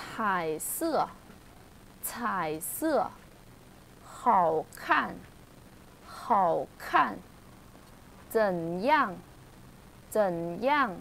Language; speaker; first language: Chinese; non-native, fluent; Vietnamese